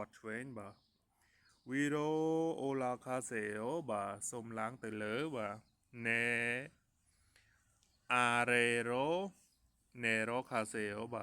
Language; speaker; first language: Korean; non-native, learner; Khmer